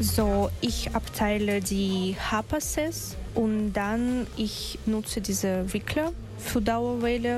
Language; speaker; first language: German; non-native, learner; Russian